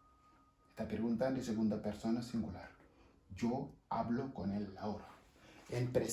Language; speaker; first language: Spanish; non-native, fluent; Wolof